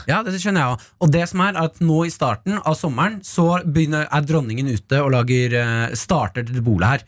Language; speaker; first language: Norwegian; native; Norwegian